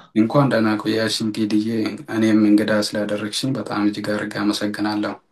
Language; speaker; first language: Amharic; non-native, local second language; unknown